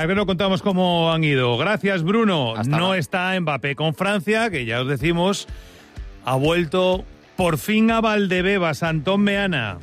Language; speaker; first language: Spanish; native; Spanish